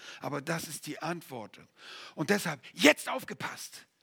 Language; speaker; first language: German; native; German